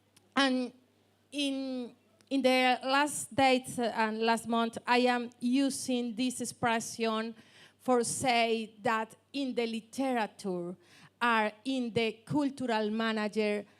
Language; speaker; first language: English; non-native, learner; Spanish